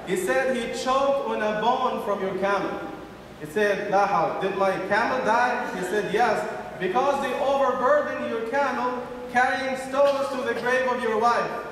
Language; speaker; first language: English; non-native, fluent; Arabic